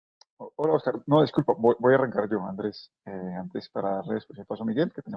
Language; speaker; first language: Spanish; native; Spanish